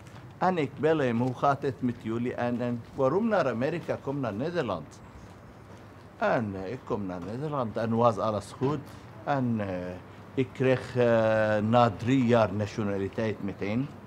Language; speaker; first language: Dutch; non-native, learner; Arabic